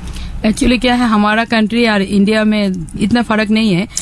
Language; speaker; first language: Hindi; non-native, fluent; Bangla